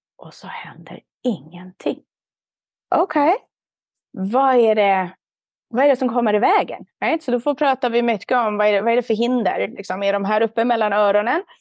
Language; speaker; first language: Swedish; native; Swedish